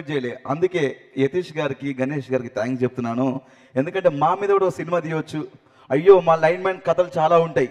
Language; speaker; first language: Telugu; native; Telugu